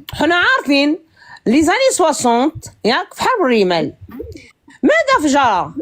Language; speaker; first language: Arabic; native; Arabic